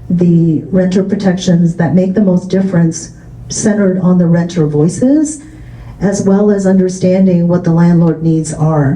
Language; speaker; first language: English; early bilingual, other home language; Cantonese